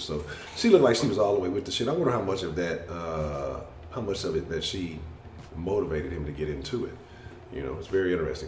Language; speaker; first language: English; native; English